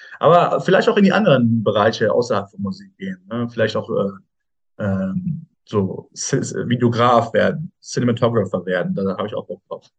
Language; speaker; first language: German; native; German